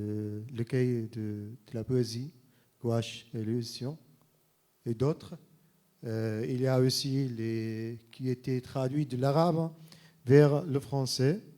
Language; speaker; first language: French; non-native, fluent; Arabic